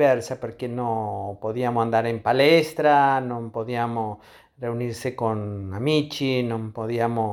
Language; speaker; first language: Italian; non-native, learner; Spanish